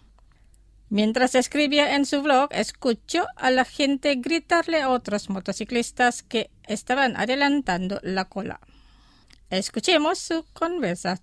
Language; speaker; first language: Spanish; non-native, fluent; Indonesian